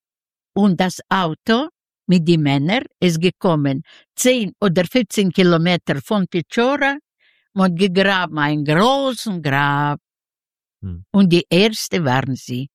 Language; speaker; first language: German; non-native, learner; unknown